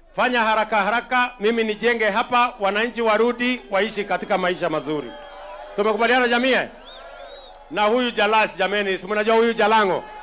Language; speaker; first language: Swahili; non-native, local second language; Kalenjin